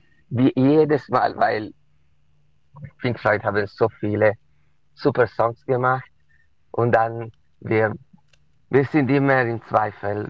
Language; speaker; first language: German; non-native, local second language; Italian